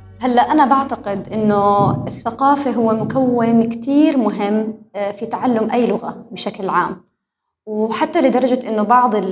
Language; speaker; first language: Arabic; non-native, fluent; Hungarian